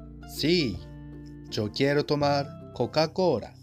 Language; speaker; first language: Spanish; non-native, fluent; Japanese